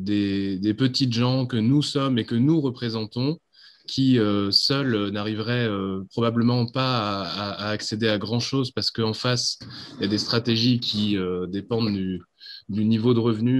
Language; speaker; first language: French; native; French